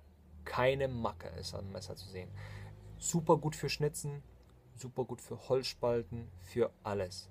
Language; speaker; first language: German; non-native, fluent; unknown